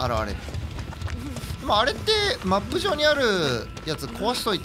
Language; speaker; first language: Japanese; native; Japanese